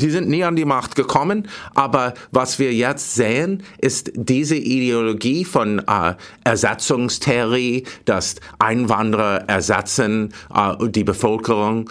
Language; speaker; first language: German; non-native, fluent; English